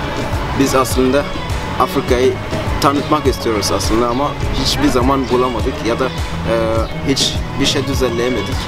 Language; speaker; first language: Turkish; non-native, fluent; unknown